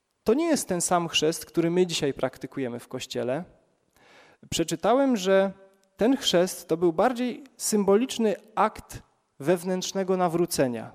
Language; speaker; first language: Polish; native; Polish